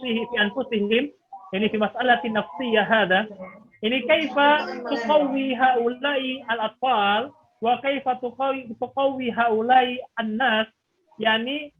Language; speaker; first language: Arabic; non-native, fluent; Indonesian